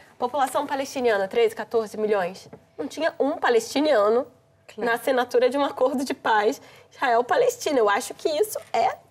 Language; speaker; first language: Portuguese; native; Portuguese